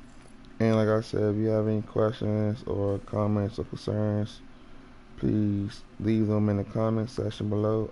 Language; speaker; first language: English; native; English